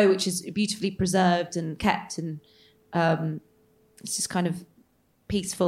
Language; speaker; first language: English; native; English